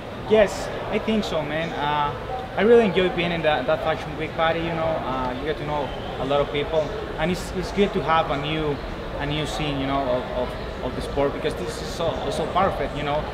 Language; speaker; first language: English; non-native, fluent; Spanish